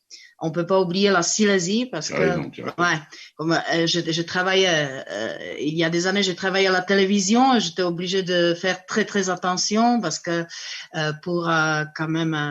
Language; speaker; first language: French; non-native, fluent; Czech